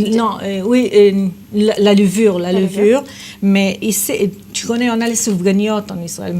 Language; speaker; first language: French; non-native, fluent; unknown